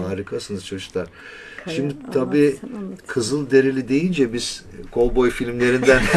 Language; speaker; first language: Turkish; native; Turkish